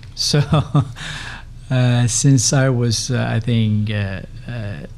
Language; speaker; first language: English; non-native, fluent; Persian